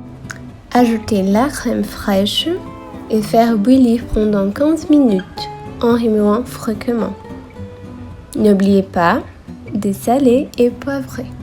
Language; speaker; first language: French; non-native, learner; Portuguese